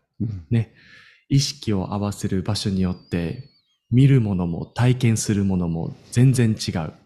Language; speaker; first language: Japanese; native; Japanese